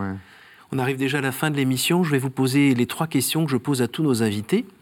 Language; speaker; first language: French; native; French